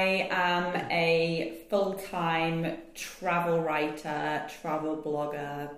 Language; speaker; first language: English; native; English